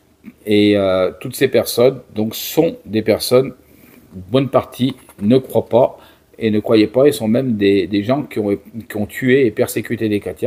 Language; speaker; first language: French; native; French